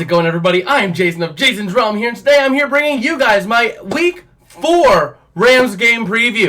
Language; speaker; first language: English; native; English